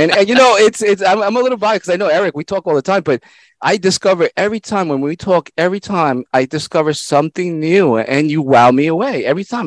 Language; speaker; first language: English; non-native, fluent; Spanish